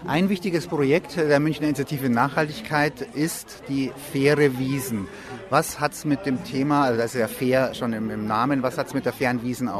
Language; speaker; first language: German; native; German